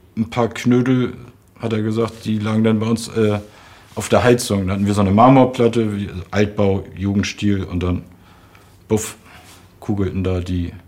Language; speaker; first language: German; native; German